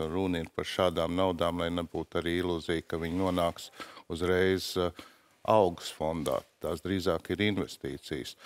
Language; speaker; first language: Latvian; native; Latvian